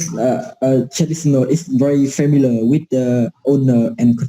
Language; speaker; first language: English; non-native, learner; Vietnamese